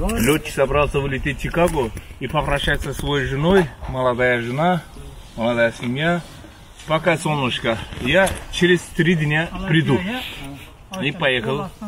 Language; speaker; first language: Russian; non-native, local second language; Uzbek